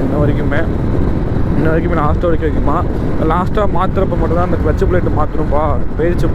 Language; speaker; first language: Tamil; native; Tamil